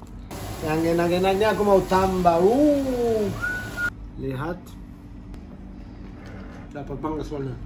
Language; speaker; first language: Indonesian; non-native, learner; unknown